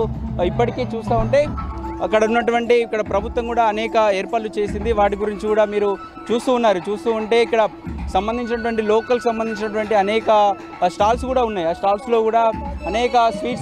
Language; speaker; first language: Telugu; native; Telugu